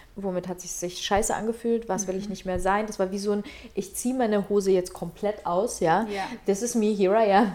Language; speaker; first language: German; early bilingual, other home language; Russian